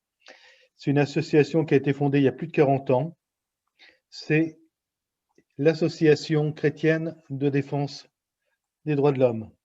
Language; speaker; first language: French; native; French